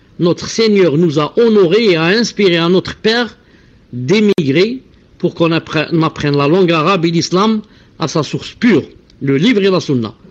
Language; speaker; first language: French; non-native, local second language; Arabic